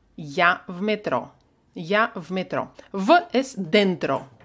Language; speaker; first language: Spanish; non-native, fluent; Russian